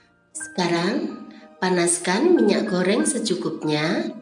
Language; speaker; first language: Indonesian; native; Indonesian